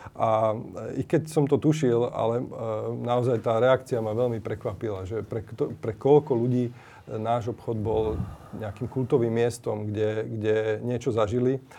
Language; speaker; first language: Slovak; native; Slovak